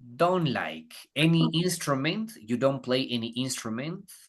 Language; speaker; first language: English; non-native, fluent; Spanish